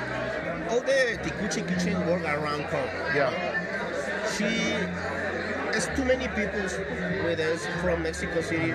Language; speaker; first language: English; non-native, learner; Spanish